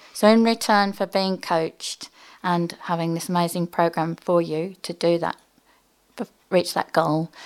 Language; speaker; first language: English; native; English